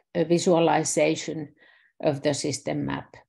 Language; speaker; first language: English; non-native, fluent; Finnish